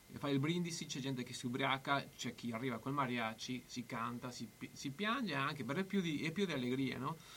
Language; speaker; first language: Italian; non-native, fluent; Spanish